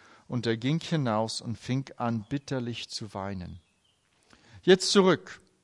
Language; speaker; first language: German; native; German